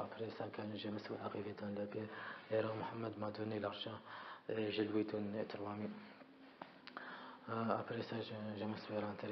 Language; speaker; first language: French; non-native, learner; Arabic